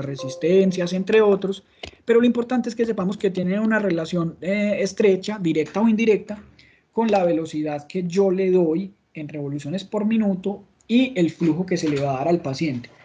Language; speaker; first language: Spanish; native; Spanish